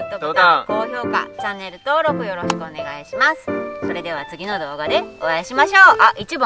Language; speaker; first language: Japanese; native; Japanese